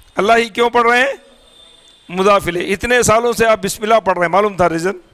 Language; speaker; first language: Urdu; native; Urdu